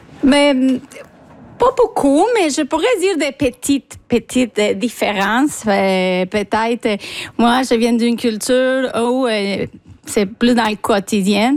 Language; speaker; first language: French; non-native, fluent; Spanish